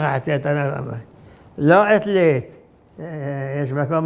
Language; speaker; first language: Hebrew; non-native, fluent; Arabic